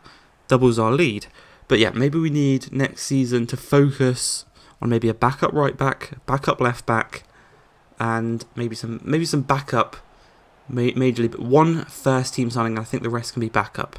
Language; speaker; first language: English; native; English